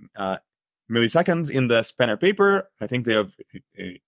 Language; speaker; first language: English; non-native, fluent; Arabic